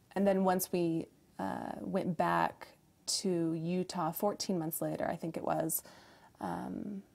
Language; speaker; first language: English; native; English